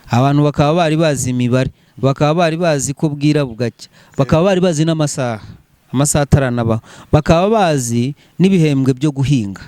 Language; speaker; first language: Kinyarwanda; native; Kinyarwanda